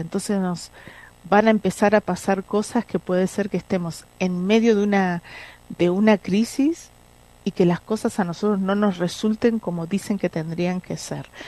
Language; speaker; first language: Spanish; native; Spanish